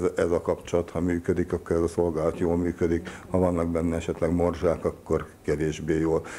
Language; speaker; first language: Hungarian; native; Hungarian